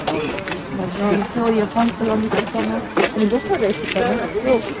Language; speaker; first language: Dutch; native; Dutch